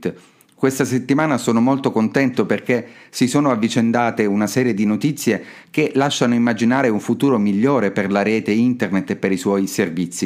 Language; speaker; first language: Italian; native; Italian